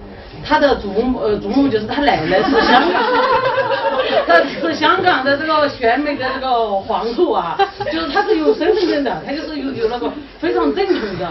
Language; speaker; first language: Chinese; native; Chinese